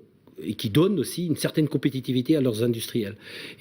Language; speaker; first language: French; native; French